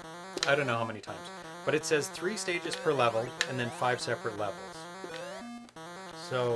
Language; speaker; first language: English; native; English